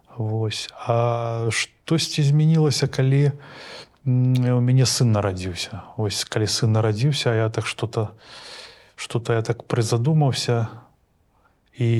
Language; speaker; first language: Belarusian; non-native, local second language; Russian